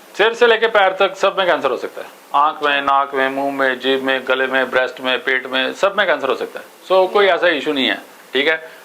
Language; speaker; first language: Hindi; non-native, local second language; Punjabi